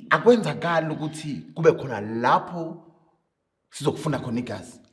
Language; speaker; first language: Zulu; native; Zulu